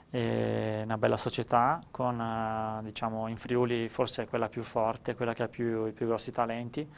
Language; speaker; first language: Italian; native; Italian